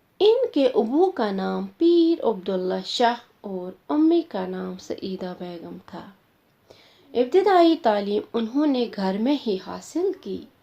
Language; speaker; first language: Urdu; non-native, local second language; Kashmiri